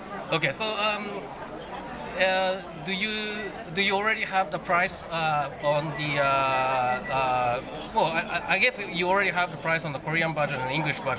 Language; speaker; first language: English; non-native, fluent; Japanese